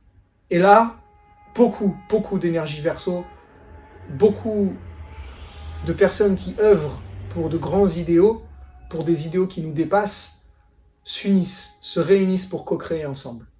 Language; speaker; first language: French; native; French